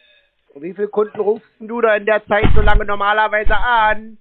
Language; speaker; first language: German; native; German